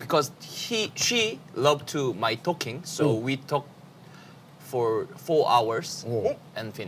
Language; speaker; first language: English; non-native, learner; Korean